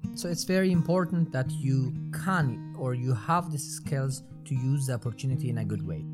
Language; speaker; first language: English; non-native, fluent; Persian